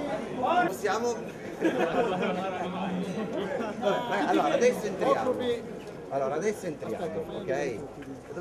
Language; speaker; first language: Italian; native; Italian